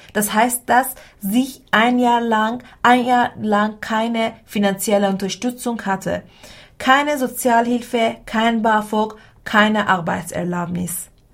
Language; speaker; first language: German; non-native, fluent; Persian